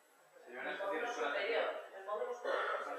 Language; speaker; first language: Spanish; native; Spanish